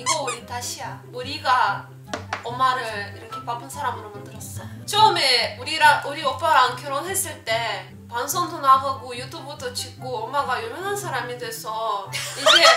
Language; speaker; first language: Korean; non-native, fluent; Russian